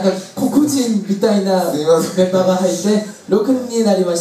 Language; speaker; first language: Japanese; non-native, learner; Korean